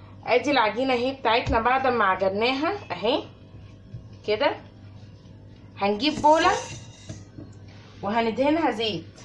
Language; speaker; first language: Arabic; native; Arabic